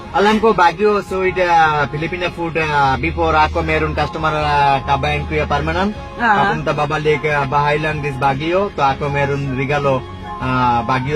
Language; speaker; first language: Filipino; non-native, learner; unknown